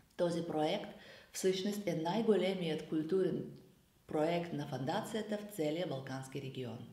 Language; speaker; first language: Bulgarian; non-native, fluent; Azerbaijani